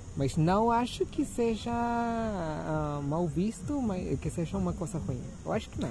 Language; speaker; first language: Portuguese; non-native, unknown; Spanish